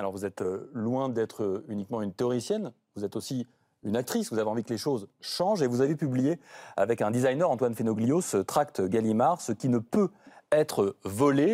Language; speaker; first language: French; native; French